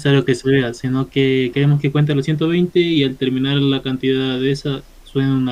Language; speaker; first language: Spanish; native; Spanish